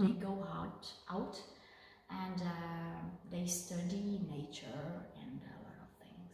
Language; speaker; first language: English; non-native, fluent; Portuguese